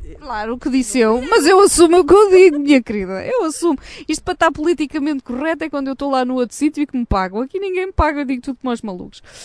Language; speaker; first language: Portuguese; native; Portuguese